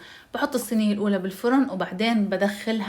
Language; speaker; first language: Arabic; native; Arabic